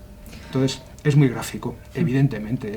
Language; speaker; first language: Spanish; native; Spanish